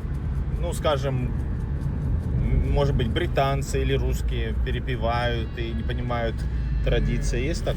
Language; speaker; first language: Russian; non-native, fluent; Latvian